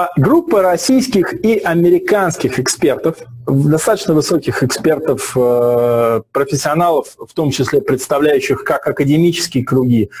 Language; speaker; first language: Russian; native; Russian